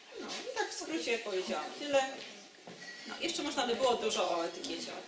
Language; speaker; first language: Polish; native; Polish